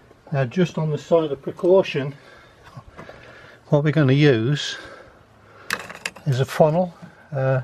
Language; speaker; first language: English; native; English